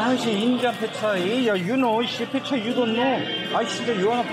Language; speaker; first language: English; non-native, learner; Korean